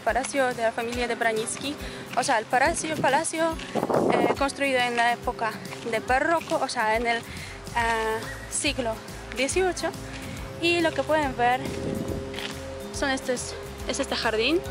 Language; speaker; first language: Spanish; non-native, fluent; Polish